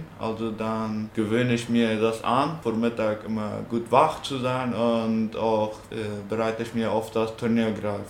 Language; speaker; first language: German; non-native, local second language; Plautdietsch